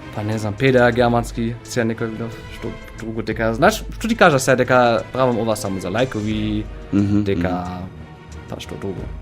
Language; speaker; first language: Macedonian; non-native, learner; German